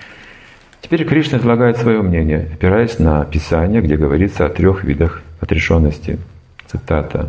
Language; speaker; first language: Russian; native; Russian